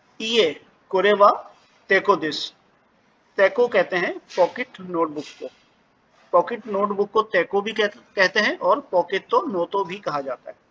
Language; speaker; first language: Urdu; native; Urdu